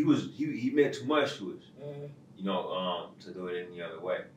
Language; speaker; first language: English; native; English